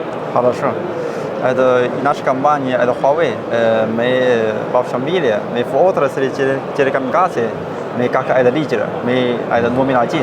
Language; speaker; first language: Russian; non-native, learner; Chinese